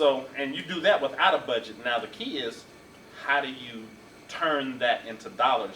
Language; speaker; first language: English; native; English